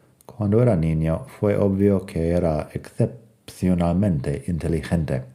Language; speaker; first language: Spanish; non-native, fluent; English